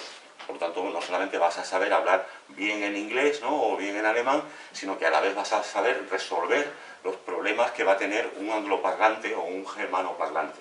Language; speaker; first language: Spanish; native; Spanish